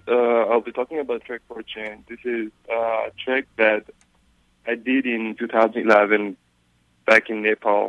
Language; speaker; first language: English; non-native, local second language; Eastern Tamang